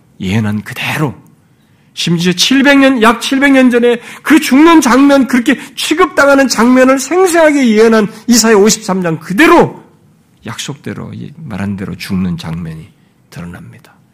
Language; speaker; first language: Korean; native; Korean